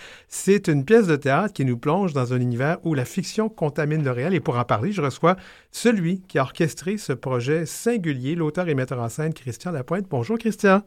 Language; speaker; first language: French; native; French